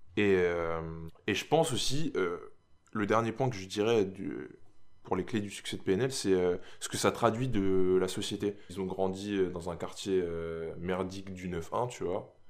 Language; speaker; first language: French; native; French